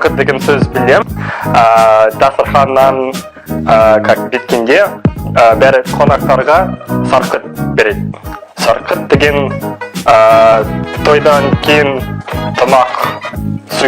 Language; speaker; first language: Kazakh; non-native, fluent; English